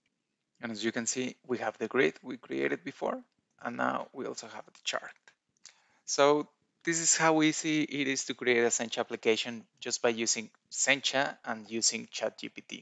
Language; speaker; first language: English; non-native, fluent; Spanish